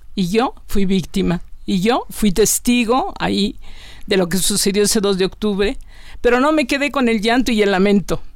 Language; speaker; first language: Spanish; native; Spanish